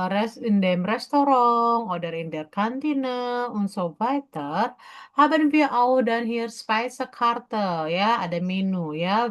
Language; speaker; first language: German; non-native, fluent; Indonesian